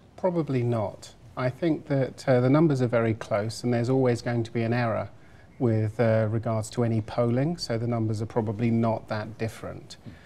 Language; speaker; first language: English; native; English